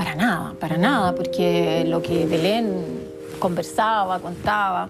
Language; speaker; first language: Spanish; native; Spanish